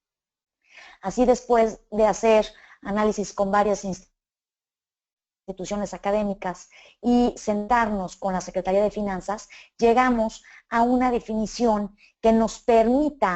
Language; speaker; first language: Spanish; native; Spanish